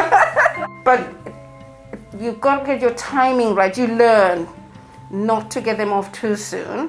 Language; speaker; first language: English; non-native, local second language; Shona